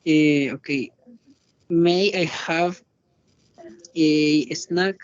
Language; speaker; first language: English; non-native, learner; Spanish